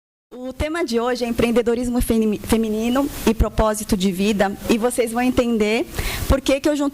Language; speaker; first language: Portuguese; early bilingual, other home language; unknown